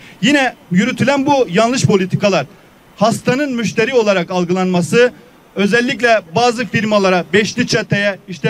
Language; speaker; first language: Turkish; native; Turkish